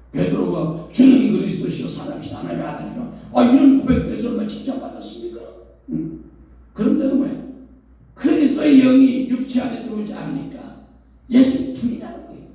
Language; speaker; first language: Korean; native; Korean